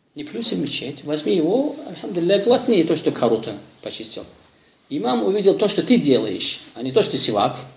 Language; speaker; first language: Russian; non-native, local second language; Azerbaijani